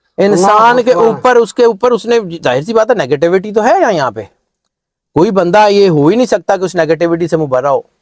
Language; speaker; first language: Urdu; non-native, local second language; Punjabi